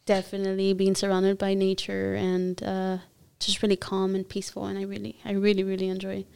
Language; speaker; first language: English; early bilingual, other home language; Spanish